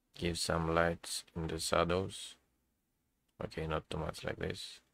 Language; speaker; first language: English; non-native, learner; Greek